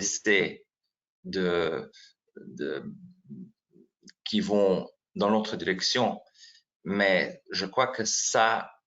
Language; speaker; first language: French; non-native, fluent; Slovenian